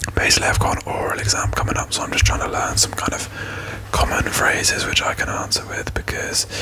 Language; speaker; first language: English; native; English